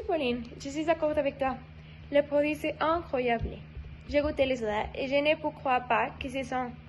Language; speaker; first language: French; non-native, learner; Spanish